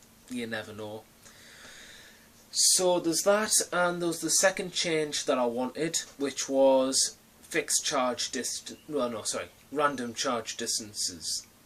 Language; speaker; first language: English; native; English